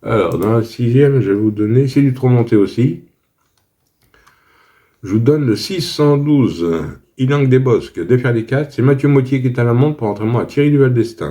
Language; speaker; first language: French; native; French